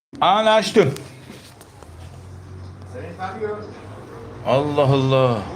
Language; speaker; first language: Turkish; native; Turkish